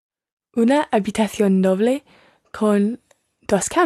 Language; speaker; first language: Spanish; non-native, learner; English